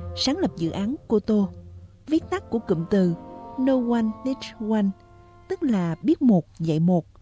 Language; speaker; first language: Vietnamese; native; Vietnamese